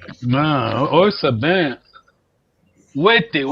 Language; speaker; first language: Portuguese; non-native, fluent; Kongo